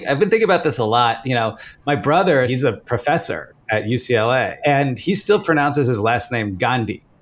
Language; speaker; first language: English; early bilingual, other home language; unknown